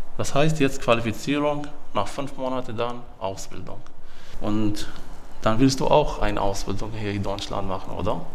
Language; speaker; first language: German; non-native, learner; Arabic